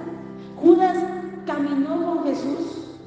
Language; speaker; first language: Spanish; native; Spanish